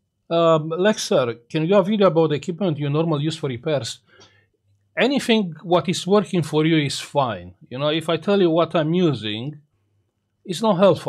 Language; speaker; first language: English; non-native, fluent; Romanian